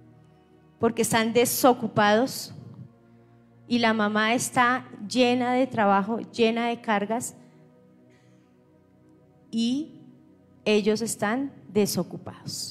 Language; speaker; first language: Spanish; native; Spanish